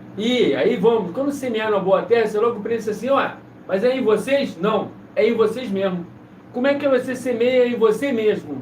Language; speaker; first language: Portuguese; native; Portuguese